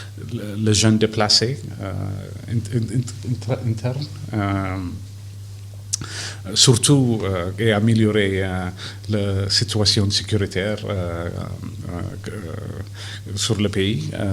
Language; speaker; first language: French; non-native, fluent; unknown